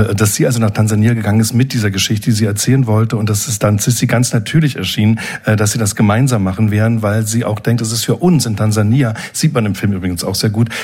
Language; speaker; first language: German; native; German